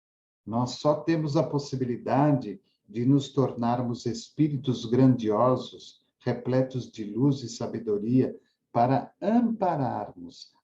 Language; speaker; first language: Portuguese; native; Portuguese